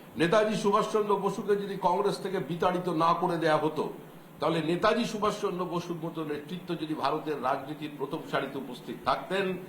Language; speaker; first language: Bangla; native; Bangla